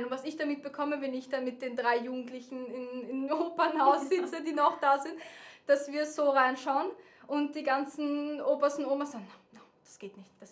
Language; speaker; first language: German; native; German